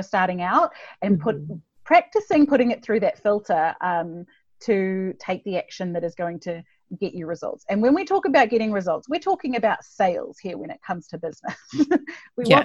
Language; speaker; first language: English; native; English